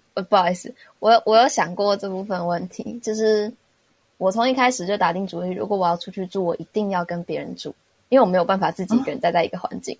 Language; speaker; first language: Chinese; native; Chinese